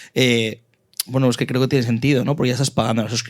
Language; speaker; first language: Spanish; native; Spanish